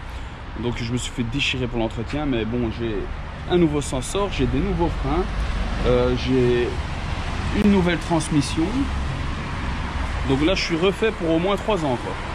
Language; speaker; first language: French; native; French